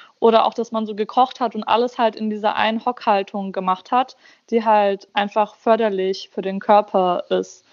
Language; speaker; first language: German; early bilingual, other home language; Persian